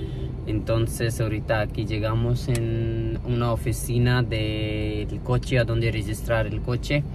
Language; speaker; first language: Spanish; non-native, learner; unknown